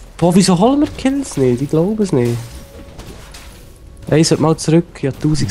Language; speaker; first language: German; native; German